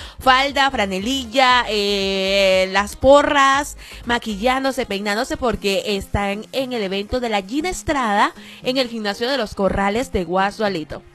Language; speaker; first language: Spanish; native; Spanish